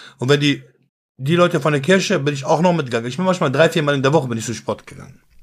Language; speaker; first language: German; early bilingual, other home language; Kurdish